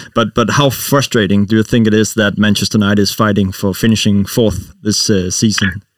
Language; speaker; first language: English; non-native, fluent; Danish